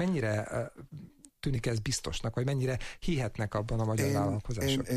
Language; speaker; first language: Hungarian; native; Hungarian